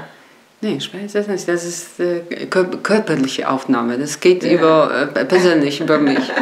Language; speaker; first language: German; non-native, fluent; Polish